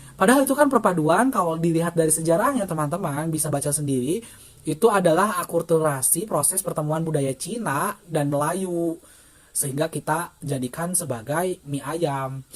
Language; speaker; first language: Indonesian; non-native, local second language; Sundanese